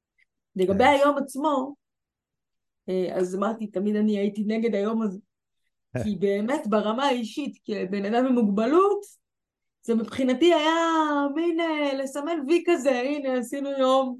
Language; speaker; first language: Hebrew; native; Hebrew